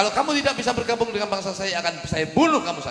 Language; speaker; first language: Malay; non-native, local second language; Javanese